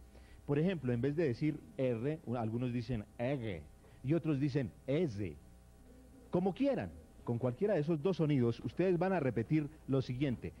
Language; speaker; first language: Spanish; native; Spanish